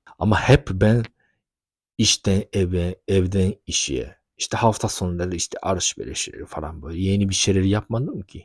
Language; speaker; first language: Turkish; non-native, fluent; Japanese